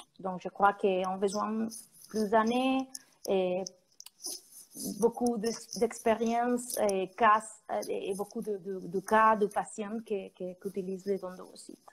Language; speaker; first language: French; non-native, fluent; Spanish